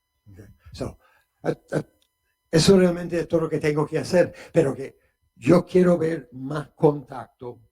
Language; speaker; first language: Spanish; non-native, fluent; English